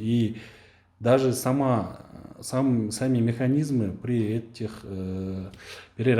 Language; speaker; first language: Russian; non-native, local second language; Kyrgyz